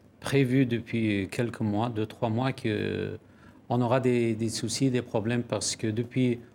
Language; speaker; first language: French; non-native, fluent; Persian